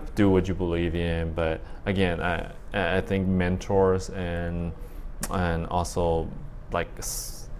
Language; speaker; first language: English; early bilingual, other home language; Chinese